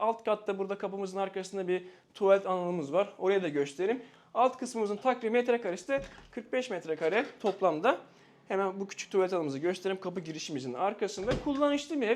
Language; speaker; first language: Turkish; native; Turkish